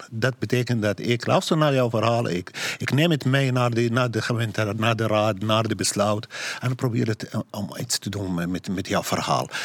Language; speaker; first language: Dutch; non-native, learner; Arabic